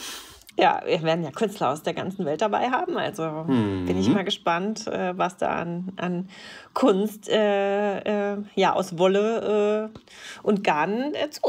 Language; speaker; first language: German; native; German